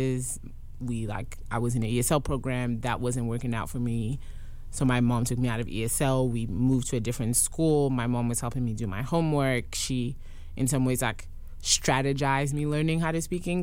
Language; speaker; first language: English; non-native, fluent; French